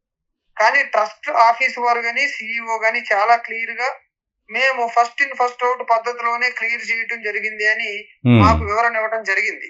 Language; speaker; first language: Telugu; native; Telugu